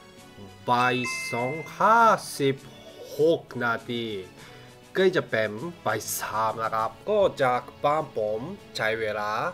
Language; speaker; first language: Thai; non-native, learner; Japanese